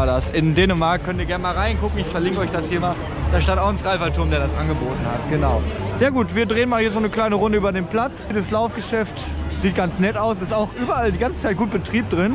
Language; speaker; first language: German; native; German